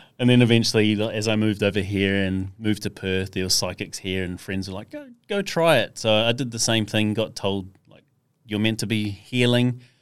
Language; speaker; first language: English; native; English